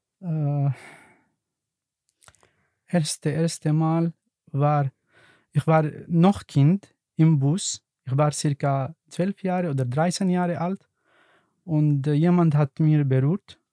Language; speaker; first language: German; non-native, learner; Arabic